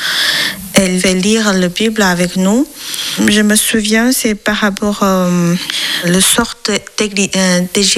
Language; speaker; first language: French; non-native, learner; Chinese